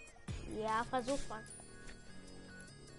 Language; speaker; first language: German; early bilingual, other home language; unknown